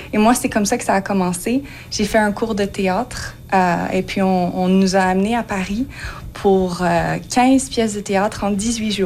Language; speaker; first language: French; non-native, local second language; English